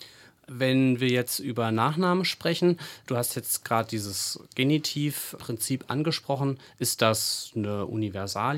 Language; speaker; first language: German; native; German